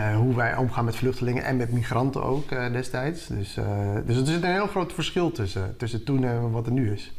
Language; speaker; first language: Dutch; early bilingual, other home language; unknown